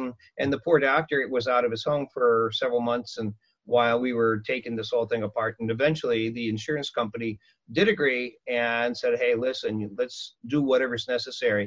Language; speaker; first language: English; native; English